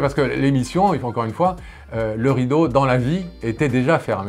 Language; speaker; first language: French; native; French